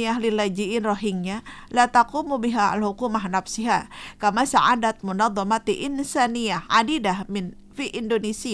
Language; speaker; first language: Arabic; non-native, fluent; Indonesian